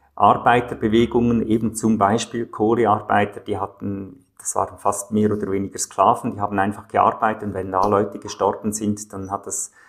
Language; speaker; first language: German; native; German